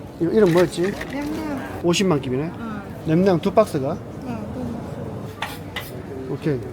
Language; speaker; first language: Korean; native; Korean